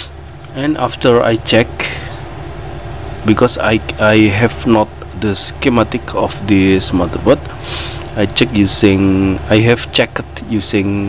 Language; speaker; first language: English; non-native, learner; Indonesian